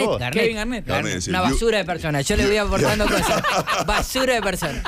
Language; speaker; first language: Spanish; native; Spanish